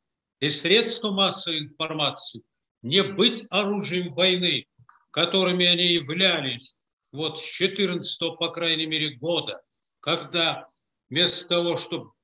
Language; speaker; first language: Russian; native; Russian